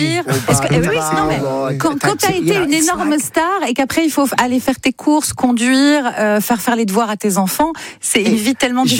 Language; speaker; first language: French; native; French